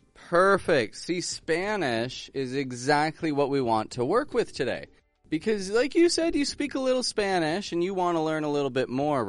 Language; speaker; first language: English; native; English